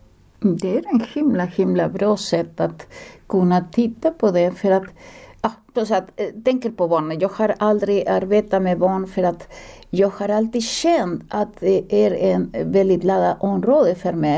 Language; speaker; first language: Swedish; non-native, fluent; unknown